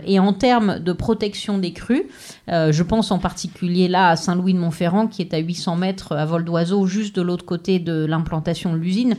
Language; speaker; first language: French; native; French